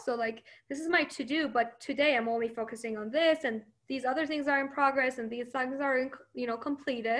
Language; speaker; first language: English; early bilingual, other home language; Persian